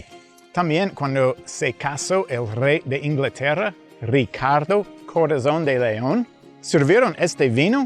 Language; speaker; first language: Spanish; early bilingual, heritage; English